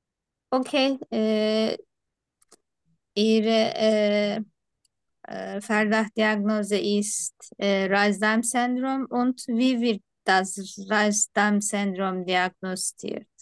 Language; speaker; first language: German; non-native, learner; Turkish